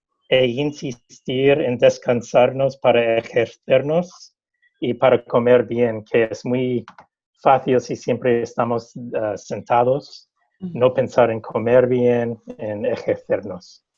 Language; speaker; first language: Spanish; non-native, fluent; English